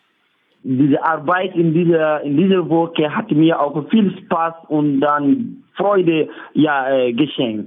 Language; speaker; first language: German; non-native, learner; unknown